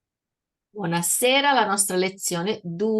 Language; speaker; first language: Italian; non-native, fluent; Portuguese